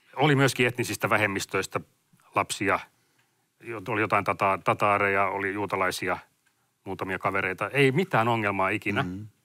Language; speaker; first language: Finnish; native; Finnish